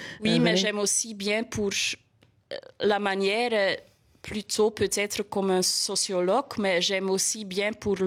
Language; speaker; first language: French; non-native, local second language; Dutch